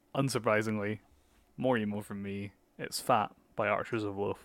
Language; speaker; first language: English; native; English